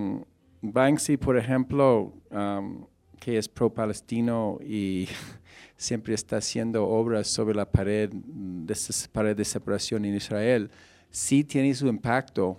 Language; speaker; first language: Spanish; non-native, fluent; English